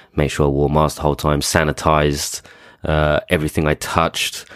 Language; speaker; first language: English; native; English